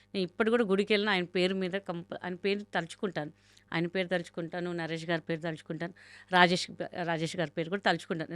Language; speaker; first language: Telugu; non-native, local second language; Hindi